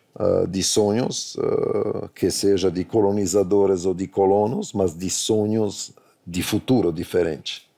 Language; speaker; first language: Portuguese; non-native, fluent; Italian